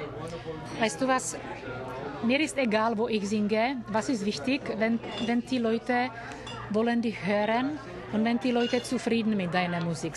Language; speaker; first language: German; non-native, learner; Czech